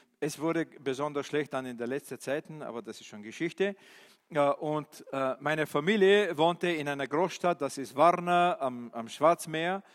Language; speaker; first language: German; non-native, fluent; Bulgarian